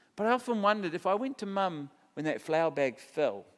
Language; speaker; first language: English; native; English